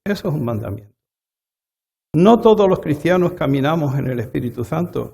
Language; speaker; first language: Spanish; native; Spanish